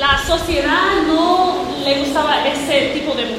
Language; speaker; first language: Spanish; non-native, learner; English